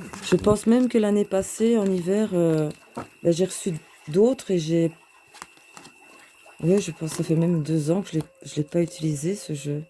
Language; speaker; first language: French; native; French